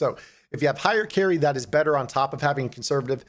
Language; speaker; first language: English; native; English